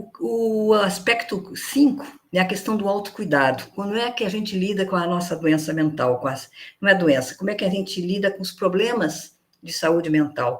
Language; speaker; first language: Portuguese; native; Portuguese